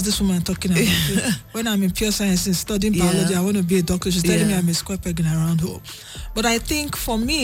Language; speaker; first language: English; non-native, local second language; Igbo